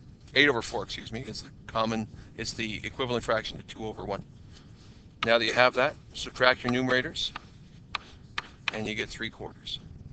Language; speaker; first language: English; native; English